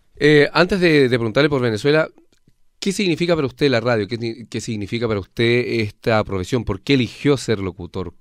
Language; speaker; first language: Spanish; native; Spanish